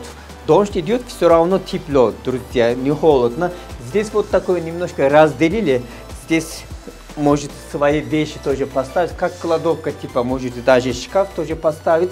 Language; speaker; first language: Russian; non-native, fluent; Turkish